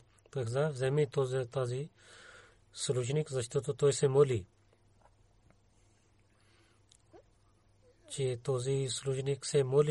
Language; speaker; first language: Bulgarian; non-native, learner; Urdu